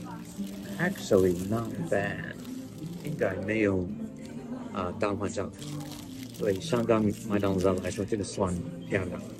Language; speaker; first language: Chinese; non-native, learner; English